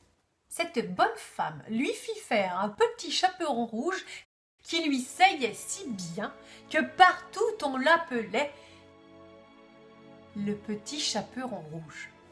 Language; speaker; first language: French; native; French